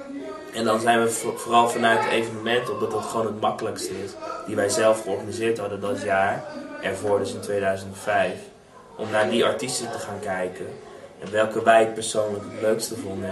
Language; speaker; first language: Dutch; native; Dutch